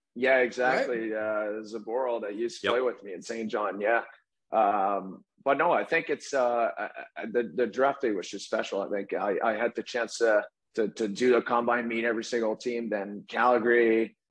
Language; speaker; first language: English; native; English